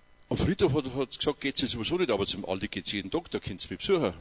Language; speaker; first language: German; native; German